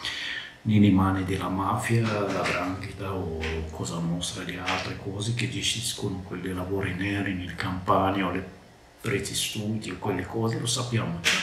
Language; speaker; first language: Italian; non-native, learner; Arabic